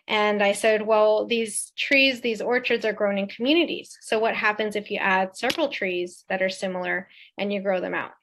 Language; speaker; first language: English; native; English